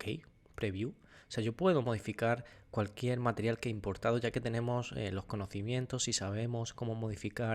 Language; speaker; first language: Spanish; native; Spanish